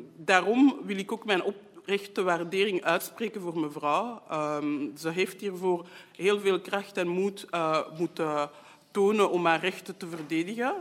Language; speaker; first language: Dutch; native; Dutch